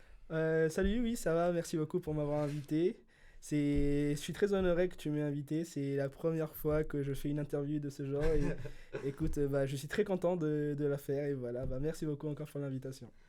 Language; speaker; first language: French; early bilingual, other home language; Spanish